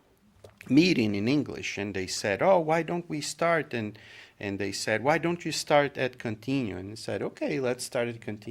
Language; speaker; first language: English; non-native, fluent; Portuguese